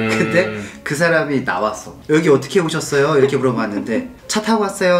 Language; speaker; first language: Korean; native; Korean